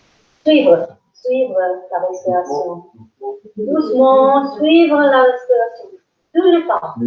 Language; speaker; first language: French; non-native, learner; English